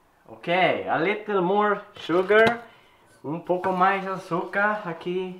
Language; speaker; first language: Portuguese; non-native, fluent; Swedish